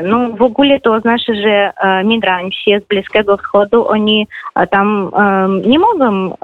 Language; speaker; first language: Polish; non-native, fluent; Russian